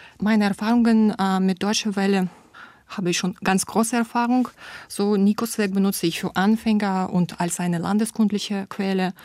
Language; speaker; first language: German; non-native, fluent; Russian